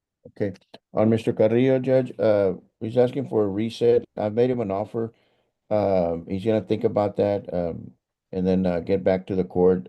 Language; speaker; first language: English; native; English